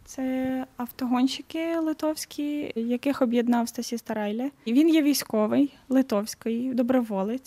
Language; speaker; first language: Ukrainian; native; Ukrainian